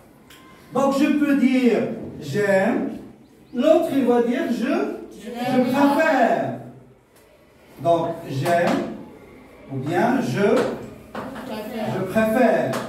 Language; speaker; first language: French; non-native, local second language; Arabic